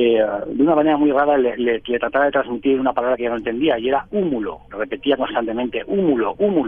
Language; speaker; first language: Spanish; native; Spanish